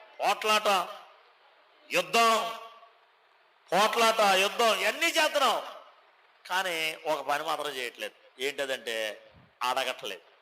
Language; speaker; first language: Telugu; native; Telugu